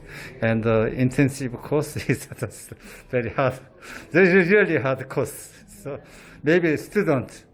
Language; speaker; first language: English; non-native, learner; Korean